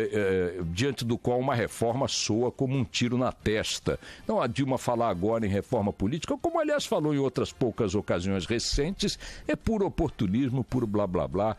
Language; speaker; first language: Portuguese; native; Portuguese